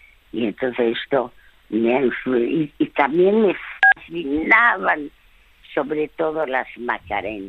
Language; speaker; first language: Spanish; early bilingual, other home language; French